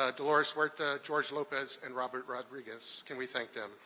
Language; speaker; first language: English; native; English